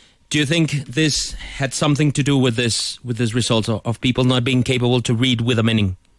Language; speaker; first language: English; non-native, fluent; Spanish